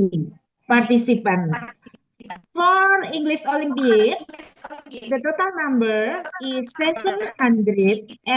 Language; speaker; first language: English; non-native, fluent; Indonesian